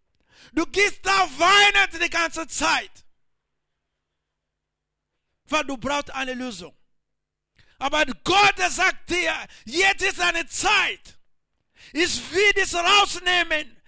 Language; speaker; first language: German; non-native, learner; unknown